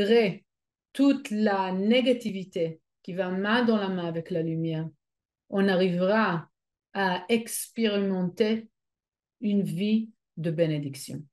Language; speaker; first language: French; non-native, fluent; Hebrew